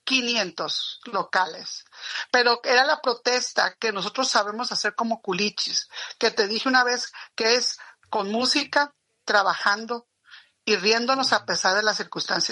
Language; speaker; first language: Spanish; native; Spanish